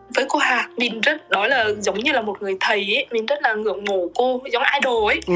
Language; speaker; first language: Vietnamese; native; Vietnamese